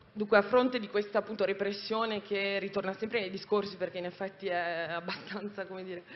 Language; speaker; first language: Italian; native; Italian